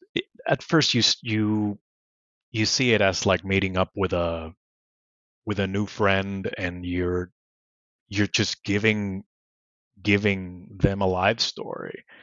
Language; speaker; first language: English; non-native, fluent; Spanish